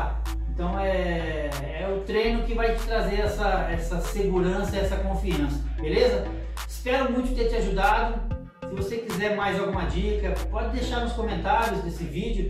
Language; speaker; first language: Portuguese; native; Portuguese